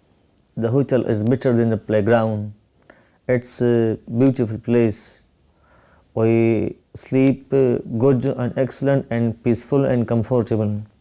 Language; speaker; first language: English; non-native, learner; Pashto